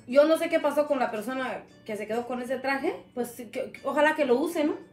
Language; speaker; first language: Spanish; non-native, local second language; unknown